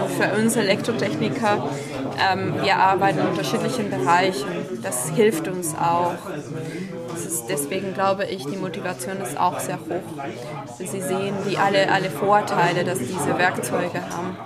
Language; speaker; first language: German; non-native, fluent; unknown